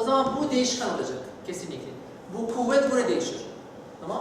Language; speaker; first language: Turkish; non-native, learner; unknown